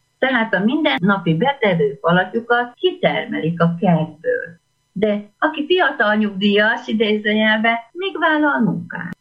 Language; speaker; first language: Hungarian; native; Hungarian